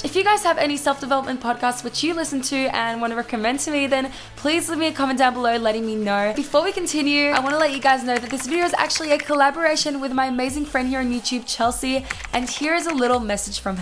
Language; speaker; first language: English; native; English